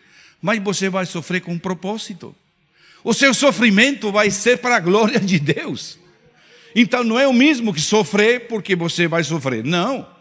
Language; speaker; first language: Portuguese; non-native, fluent; Spanish